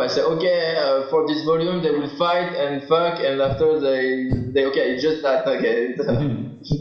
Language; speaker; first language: English; non-native, learner; French